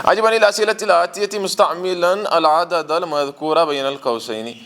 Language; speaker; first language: Arabic; non-native, fluent; Kashmiri